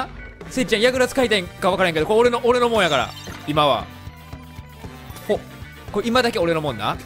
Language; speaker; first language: Japanese; native; Japanese